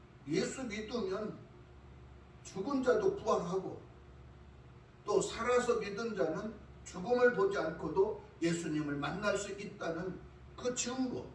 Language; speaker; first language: Korean; native; Korean